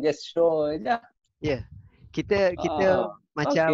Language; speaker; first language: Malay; non-native, local second language; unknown